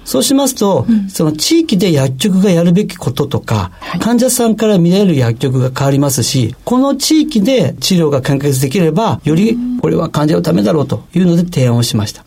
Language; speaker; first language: Japanese; native; Japanese